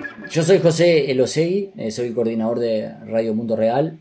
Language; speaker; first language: Spanish; native; Spanish